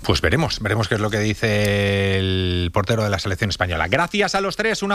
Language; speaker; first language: Spanish; native; Spanish